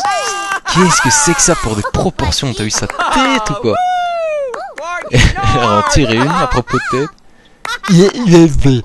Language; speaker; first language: French; native; French